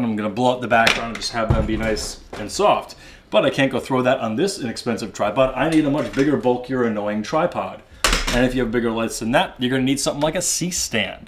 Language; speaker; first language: English; native; English